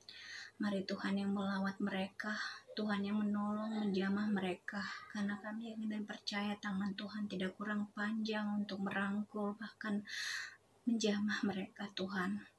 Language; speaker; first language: Indonesian; native; Indonesian